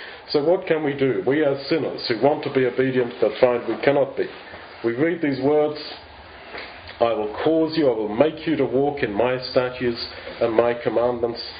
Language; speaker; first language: English; native; English